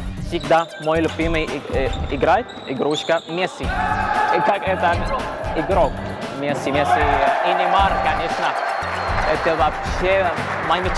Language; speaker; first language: Russian; non-native, learner; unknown